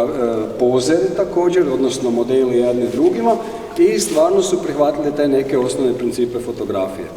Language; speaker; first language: Croatian; native; Croatian